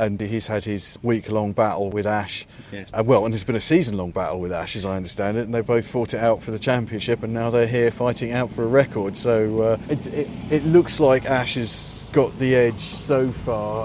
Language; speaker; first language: English; native; English